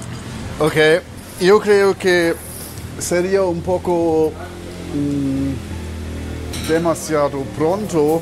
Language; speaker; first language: Spanish; non-native, learner; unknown